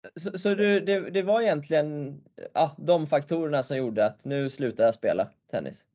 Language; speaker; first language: Swedish; native; Swedish